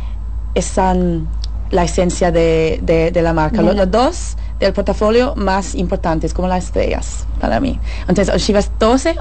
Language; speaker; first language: Spanish; non-native, fluent; English